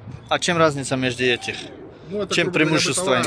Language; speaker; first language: Russian; non-native, learner; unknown